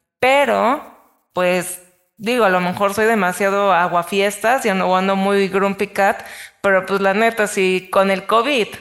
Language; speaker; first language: Spanish; native; Spanish